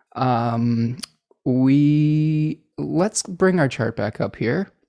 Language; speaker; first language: English; native; English